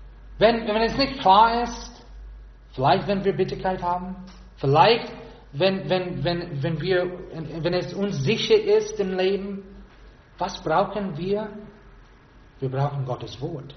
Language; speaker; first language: German; non-native, fluent; English